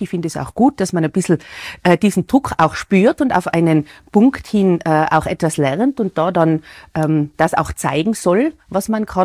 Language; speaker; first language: German; native; German